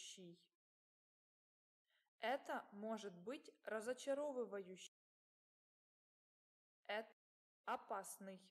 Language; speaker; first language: Russian; non-native, learner; English